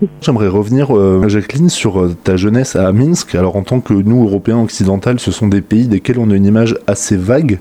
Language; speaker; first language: French; native; French